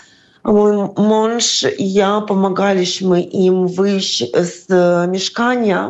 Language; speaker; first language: Polish; non-native, fluent; Ukrainian